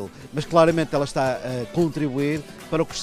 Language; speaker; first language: Portuguese; native; Portuguese